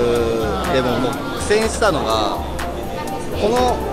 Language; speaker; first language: Japanese; native; Japanese